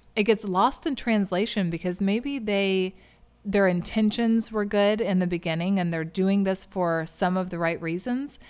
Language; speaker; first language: English; native; English